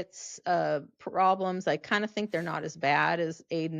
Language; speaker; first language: English; native; English